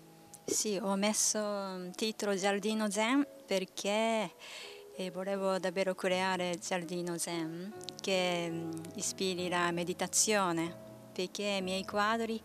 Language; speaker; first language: Italian; non-native, learner; Japanese